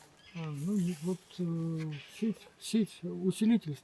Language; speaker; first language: Russian; early bilingual, other home language; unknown